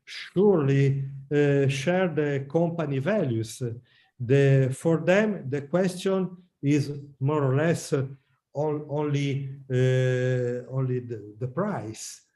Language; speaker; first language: English; non-native, learner; Italian